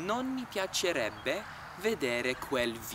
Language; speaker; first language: Italian; non-native, fluent; English